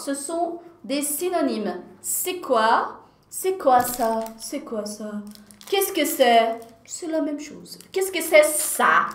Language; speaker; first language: French; non-native, fluent; Portuguese